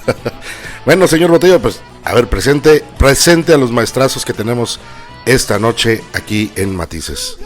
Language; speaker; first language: Spanish; native; Spanish